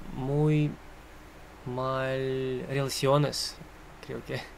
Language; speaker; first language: Spanish; non-native, learner; Russian